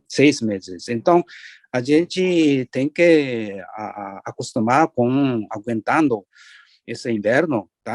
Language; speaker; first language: Portuguese; non-native, learner; Japanese